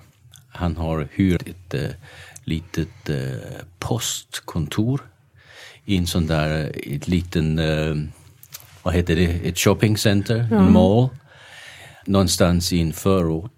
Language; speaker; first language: Swedish; non-native, fluent; Danish